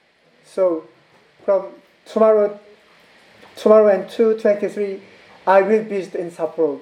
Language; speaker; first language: English; non-native, fluent; Korean